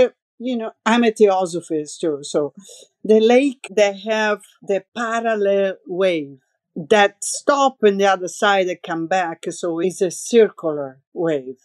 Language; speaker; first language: English; non-native, fluent; Italian